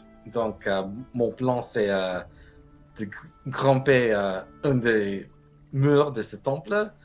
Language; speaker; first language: French; non-native, fluent; English